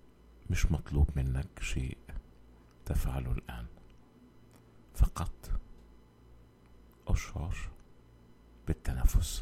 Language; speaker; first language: Arabic; native; Arabic